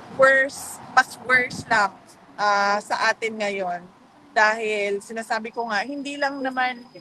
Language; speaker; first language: Filipino; non-native, local second language; Cebuano